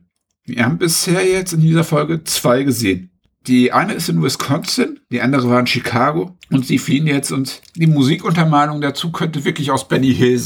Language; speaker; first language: German; native; German